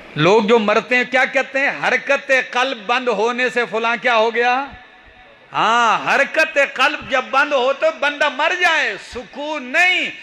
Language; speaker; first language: Urdu; non-native, local second language; Punjabi